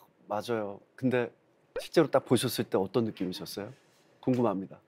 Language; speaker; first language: Korean; native; Korean